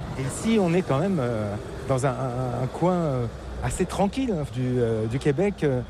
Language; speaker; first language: French; native; French